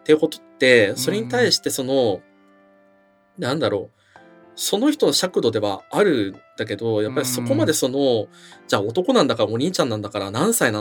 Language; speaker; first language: Japanese; native; Japanese